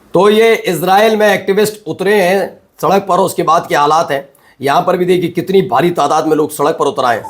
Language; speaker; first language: Hindi; native; Hindi